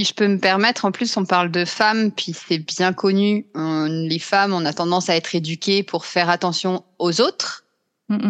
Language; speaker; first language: French; native; French